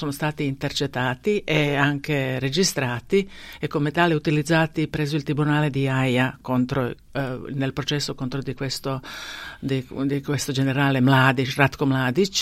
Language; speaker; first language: Italian; non-native, fluent; Bosnian